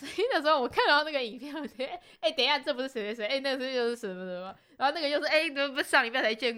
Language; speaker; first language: Chinese; native; Chinese